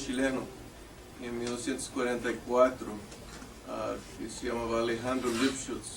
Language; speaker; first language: Portuguese; non-native, fluent; English